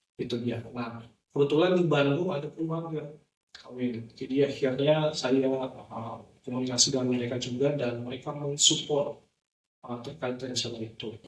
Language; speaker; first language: Indonesian; non-native, local second language; Nias